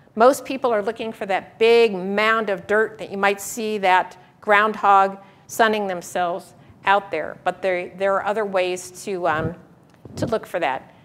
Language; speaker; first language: English; native; English